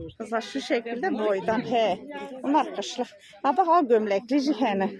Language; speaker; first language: Turkish; early bilingual, heritage; Turkish